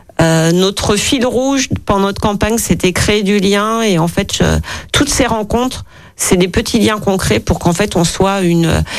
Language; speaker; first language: French; native; French